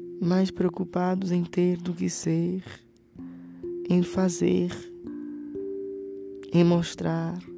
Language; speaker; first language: Portuguese; native; Portuguese